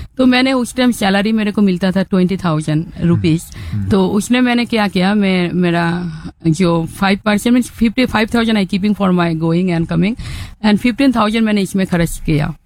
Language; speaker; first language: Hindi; non-native, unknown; Bangla